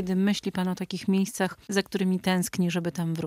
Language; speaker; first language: Polish; native; Polish